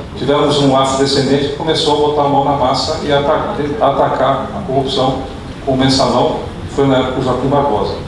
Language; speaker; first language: Portuguese; early bilingual, other home language; Dutch